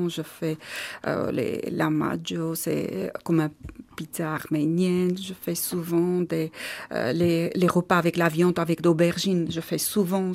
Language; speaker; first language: French; non-native, learner; Armenian